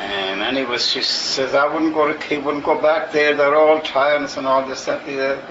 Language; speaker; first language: English; native; English